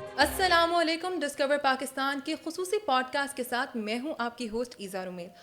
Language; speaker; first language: Urdu; native; Urdu